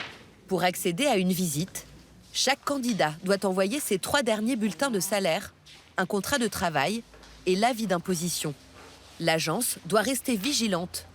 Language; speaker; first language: French; native; French